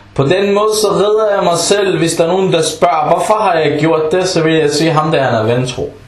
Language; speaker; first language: Danish; non-native, fluent; Arabic